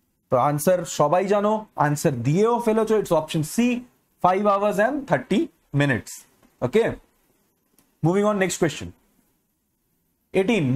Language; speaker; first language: English; non-native, local second language; Bangla